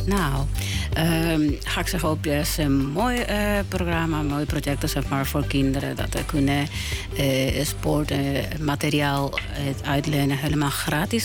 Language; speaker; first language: Dutch; non-native, learner; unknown